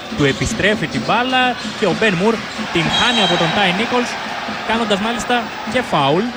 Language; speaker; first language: Greek; native; Greek